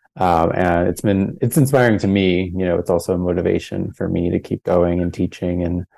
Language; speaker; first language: English; native; English